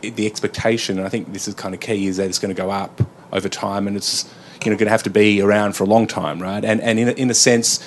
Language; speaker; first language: English; native; English